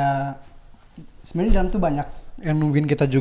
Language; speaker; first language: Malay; non-native, local second language; Sundanese